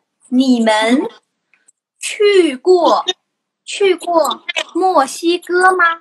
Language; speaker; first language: Chinese; non-native, learner; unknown